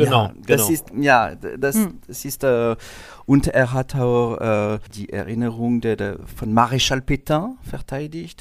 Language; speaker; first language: German; non-native, learner; French